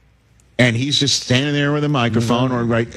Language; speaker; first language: English; native; English